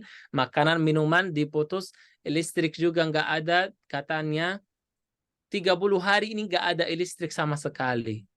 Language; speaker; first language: Indonesian; non-native, fluent; Arabic